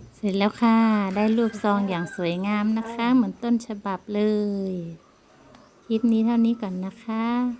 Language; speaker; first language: Thai; native; Thai